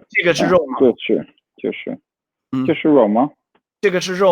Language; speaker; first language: Chinese; non-native, fluent; Swedish